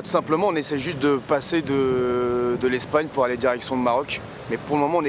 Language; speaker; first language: French; native; French